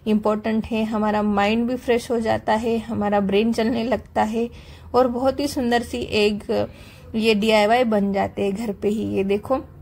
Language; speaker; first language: Hindi; non-native, local second language; Marathi